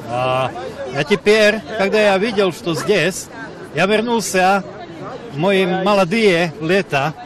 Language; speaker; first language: Russian; non-native, learner; Slovak